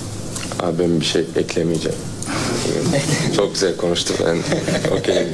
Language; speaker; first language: Turkish; early bilingual, heritage; Turkish